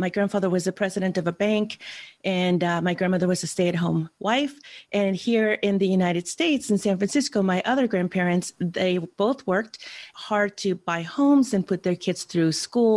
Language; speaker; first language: English; early bilingual, other home language; Spanish